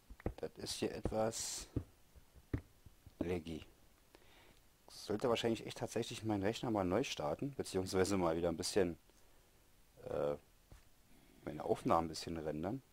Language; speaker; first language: German; native; German